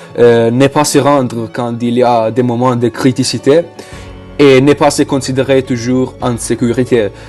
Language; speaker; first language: French; non-native, learner; Italian